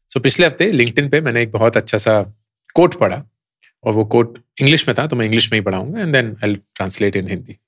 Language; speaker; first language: Hindi; native; Hindi